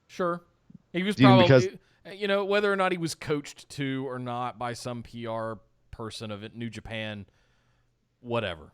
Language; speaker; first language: English; native; English